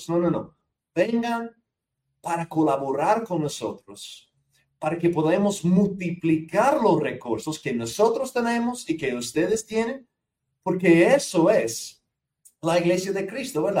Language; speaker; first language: Spanish; non-native, fluent; English